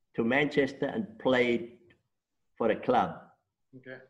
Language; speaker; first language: English; non-native, local second language; Afrikaans